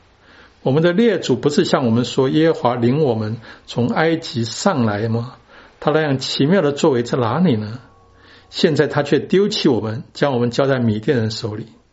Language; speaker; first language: Chinese; native; Chinese